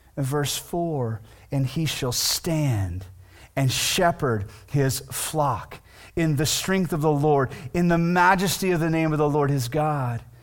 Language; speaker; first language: English; native; English